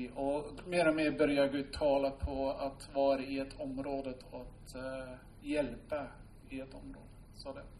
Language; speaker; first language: Swedish; non-native, fluent; Dutch